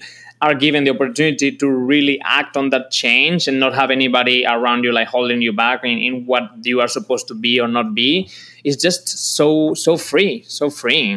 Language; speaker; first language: English; non-native, fluent; Spanish